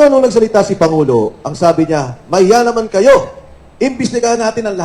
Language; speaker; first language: Filipino; native; Filipino